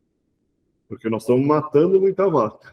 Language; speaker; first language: Portuguese; native; Portuguese